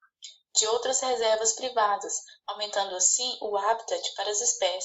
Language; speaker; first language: Portuguese; native; Portuguese